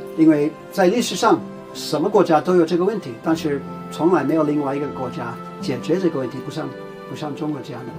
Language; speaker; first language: Chinese; non-native, fluent; English